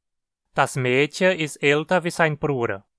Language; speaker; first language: German; early bilingual, heritage; Portuguese